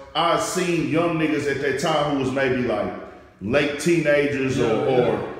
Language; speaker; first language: English; native; English